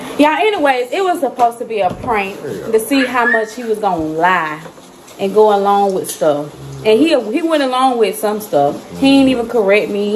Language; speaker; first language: English; native; English